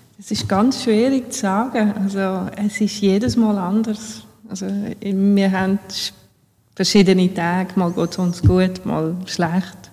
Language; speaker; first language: German; early bilingual, other home language; Bosnian